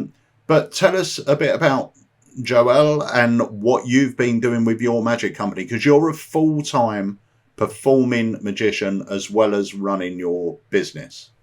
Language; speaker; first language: English; native; English